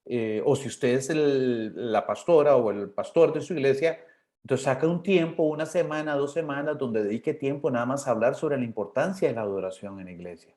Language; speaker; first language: Spanish; native; Spanish